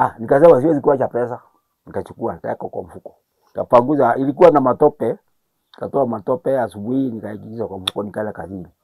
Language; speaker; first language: Swahili; non-native, local second language; Kikuyu